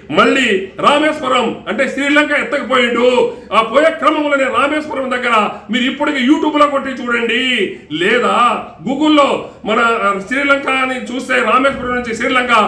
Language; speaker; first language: Telugu; non-native, local second language; Lambadi